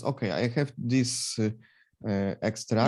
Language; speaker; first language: English; non-native, fluent; Polish